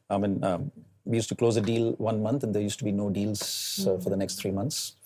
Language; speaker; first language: English; non-native, local second language; Malayalam